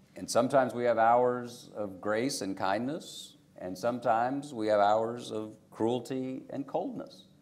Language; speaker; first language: English; native; English